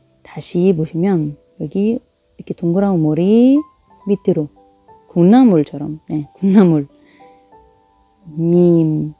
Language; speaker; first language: Korean; non-native, fluent; Arabic